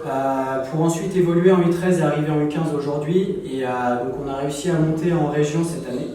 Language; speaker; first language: French; native; French